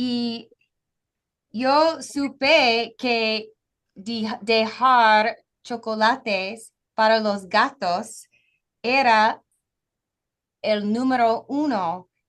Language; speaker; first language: Spanish; non-native, fluent; English